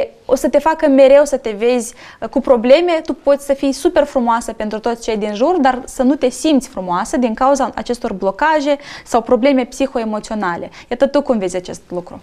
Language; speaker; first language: Romanian; native; Romanian